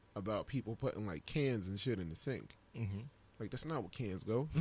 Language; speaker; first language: English; native; English